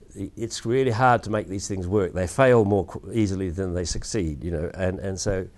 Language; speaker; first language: English; native; English